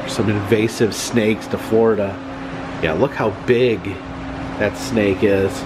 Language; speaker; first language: English; native; English